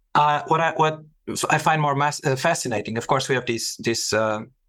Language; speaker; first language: English; non-native, fluent; Portuguese